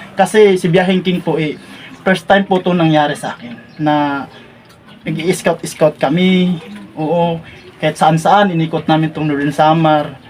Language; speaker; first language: Filipino; non-native, local second language; Waray